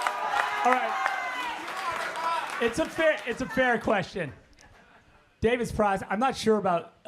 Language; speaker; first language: English; native; English